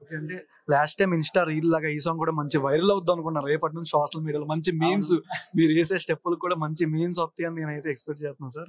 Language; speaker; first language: Telugu; native; Telugu